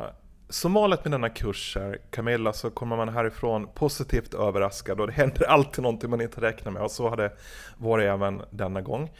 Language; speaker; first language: Swedish; native; Swedish